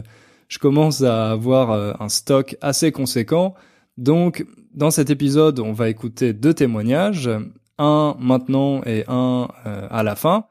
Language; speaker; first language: French; native; French